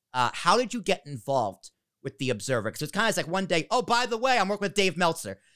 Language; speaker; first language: English; native; English